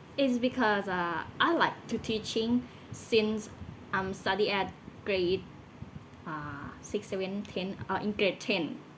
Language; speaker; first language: English; non-native, learner; Thai